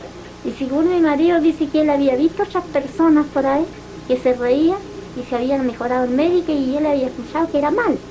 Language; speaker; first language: Spanish; native; Spanish